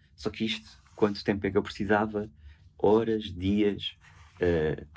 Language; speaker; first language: Portuguese; native; Portuguese